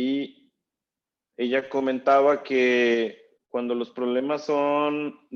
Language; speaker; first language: Spanish; native; Spanish